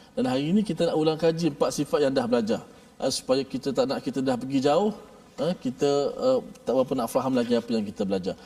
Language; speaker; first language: Malay; native; Malay